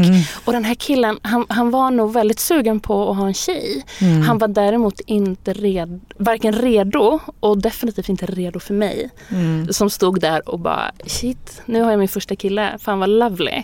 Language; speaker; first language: Swedish; native; Swedish